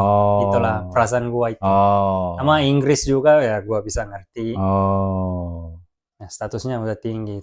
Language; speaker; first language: Indonesian; early bilingual, heritage; Japanese